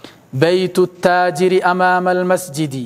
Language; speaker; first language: Arabic; non-native, fluent; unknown